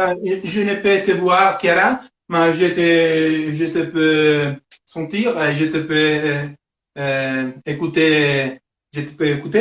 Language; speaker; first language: French; non-native, fluent; Italian